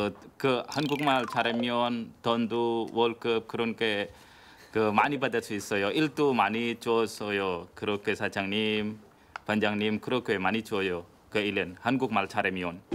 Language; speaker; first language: Korean; non-native, learner; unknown